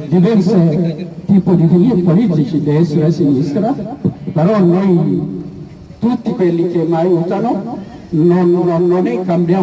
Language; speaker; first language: Italian; non-native, learner; Oromo